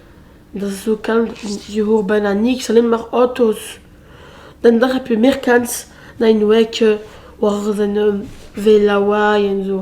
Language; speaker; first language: Dutch; non-native, local second language; French